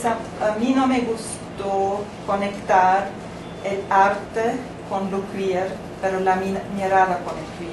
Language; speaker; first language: Spanish; non-native, fluent; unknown